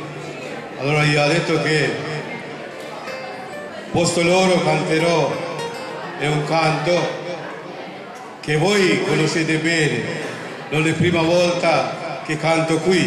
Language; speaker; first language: Italian; non-native, fluent; Sinhala